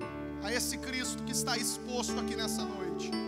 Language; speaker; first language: Portuguese; native; Portuguese